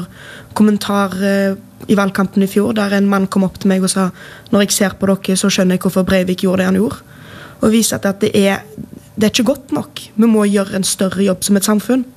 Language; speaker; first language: Norwegian; native; Norwegian